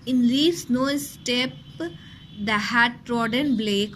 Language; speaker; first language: English; non-native, local second language; Hindi